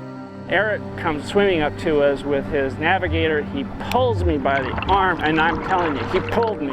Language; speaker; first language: English; native; English